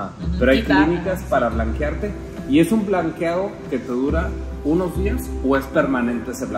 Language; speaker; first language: Spanish; native; Spanish